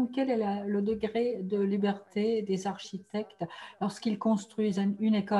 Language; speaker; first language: French; non-native, fluent; German